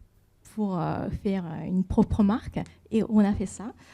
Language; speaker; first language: French; non-native, fluent; Japanese